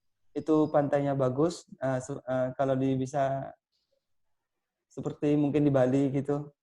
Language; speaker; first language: Indonesian; non-native, fluent; Thai